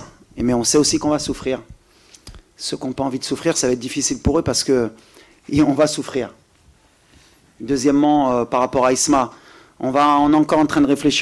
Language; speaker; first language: French; native; French